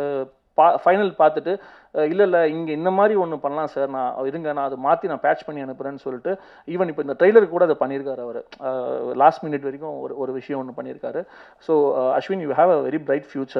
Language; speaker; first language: Tamil; native; Tamil